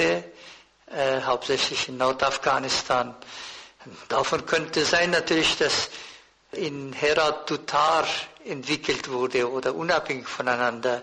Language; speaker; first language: German; non-native, fluent; Persian